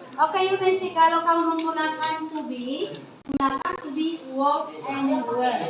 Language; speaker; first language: English; non-native, learner; Indonesian